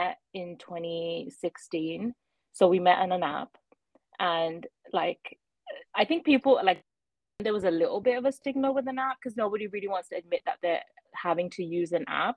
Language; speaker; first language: English; native; English